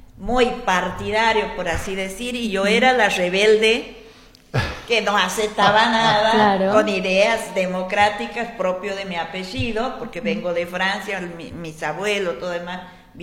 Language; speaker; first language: Spanish; native; Spanish